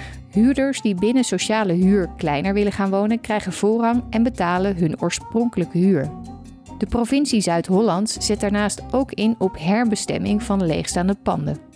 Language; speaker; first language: Dutch; native; Dutch